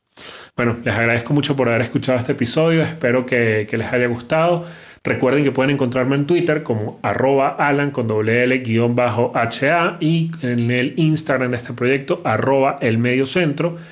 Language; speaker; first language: Spanish; native; Spanish